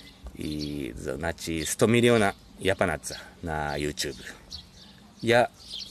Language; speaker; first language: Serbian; non-native, learner; Japanese